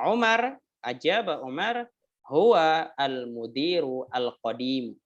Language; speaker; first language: Arabic; non-native, fluent; Indonesian